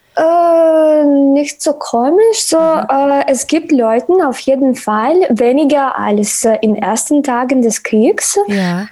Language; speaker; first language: German; non-native, learner; Ukrainian